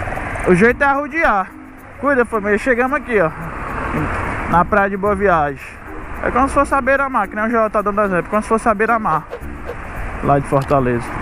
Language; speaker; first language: Portuguese; native; Portuguese